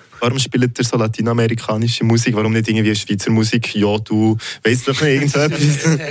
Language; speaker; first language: German; native; German